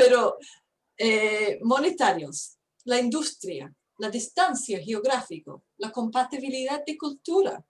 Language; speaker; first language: Spanish; non-native, fluent; English